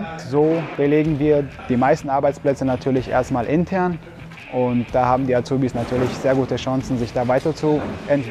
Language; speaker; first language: German; native; German